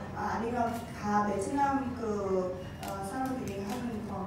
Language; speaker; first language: Korean; non-native, learner; Vietnamese